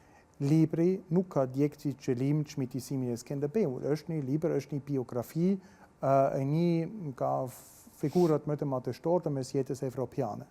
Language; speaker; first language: Albanian; non-native, fluent; German